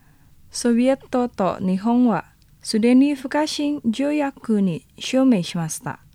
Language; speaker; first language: Japanese; non-native, fluent; Indonesian